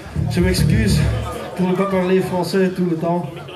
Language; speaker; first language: French; non-native, learner; Dutch